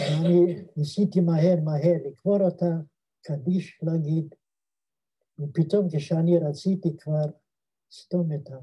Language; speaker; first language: Hebrew; non-native, fluent; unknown